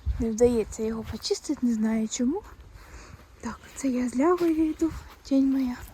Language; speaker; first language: Ukrainian; native; Ukrainian